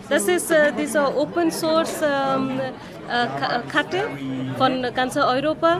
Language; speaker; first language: German; non-native, learner; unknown